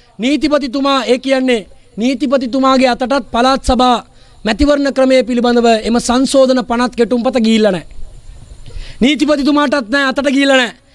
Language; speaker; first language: Sinhala; non-native, local second language; Tamil